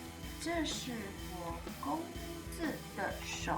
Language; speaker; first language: Chinese; non-native, learner; English